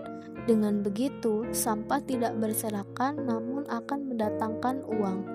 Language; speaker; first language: Malay; native; Malay